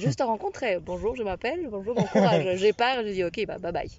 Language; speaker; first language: French; non-native, fluent; Spanish